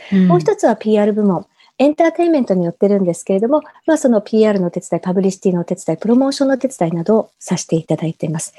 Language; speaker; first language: Japanese; native; Japanese